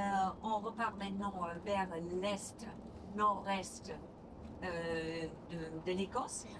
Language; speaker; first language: French; non-native, fluent; English